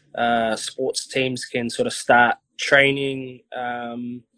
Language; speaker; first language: English; native; English